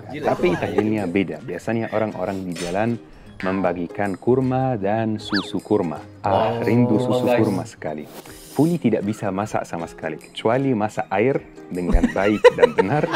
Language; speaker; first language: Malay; non-native, fluent; Arabic